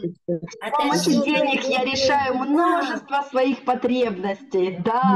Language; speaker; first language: Russian; native; Russian